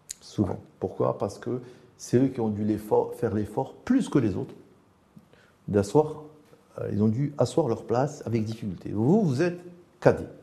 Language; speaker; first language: French; non-native, local second language; Arabic